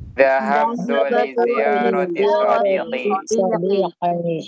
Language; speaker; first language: Arabic; non-native, learner; Indonesian